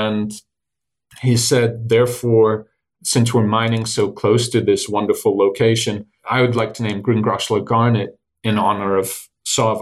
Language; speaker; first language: English; native; English